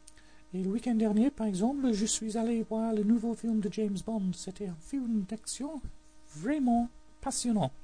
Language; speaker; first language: French; non-native, learner; English